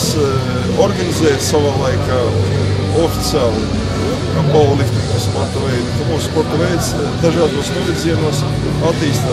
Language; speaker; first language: Latvian; native; Latvian